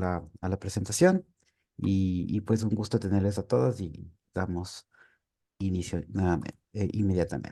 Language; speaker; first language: Spanish; native; Spanish